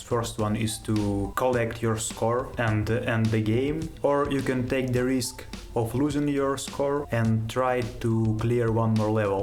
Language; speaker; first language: English; non-native, fluent; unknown